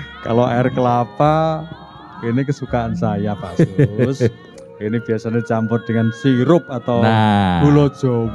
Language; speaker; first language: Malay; non-native, local second language; Javanese